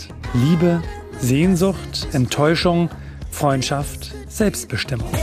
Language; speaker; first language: German; native; German